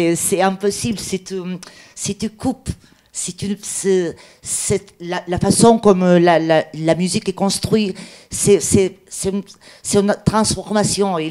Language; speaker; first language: French; non-native, learner; Portuguese